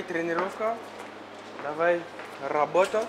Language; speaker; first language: Russian; non-native, learner; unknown